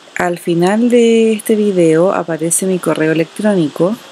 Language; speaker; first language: Spanish; native; Spanish